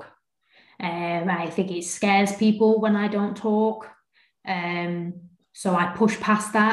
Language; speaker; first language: English; native; English